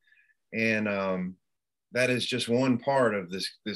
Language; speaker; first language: English; native; English